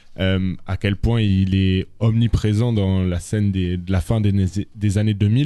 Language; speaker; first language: French; native; French